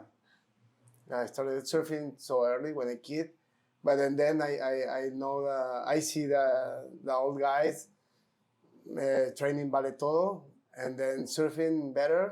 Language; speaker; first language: English; non-native, learner; Spanish